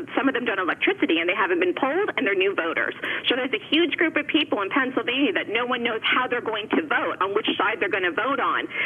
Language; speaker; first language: English; native; English